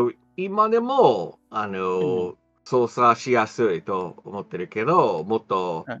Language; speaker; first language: Japanese; non-native, fluent; English